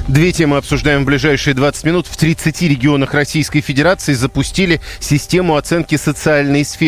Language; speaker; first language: Russian; native; Russian